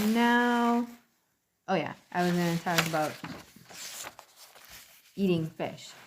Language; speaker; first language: English; native; English